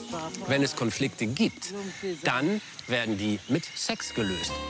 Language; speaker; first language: German; native; German